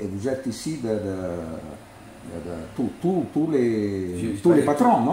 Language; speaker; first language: French; non-native, learner; Italian